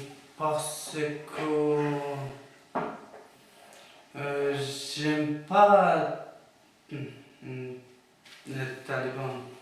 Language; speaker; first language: French; non-native, learner; Persian